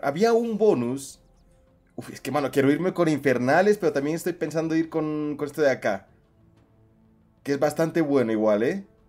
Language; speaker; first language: Spanish; native; Spanish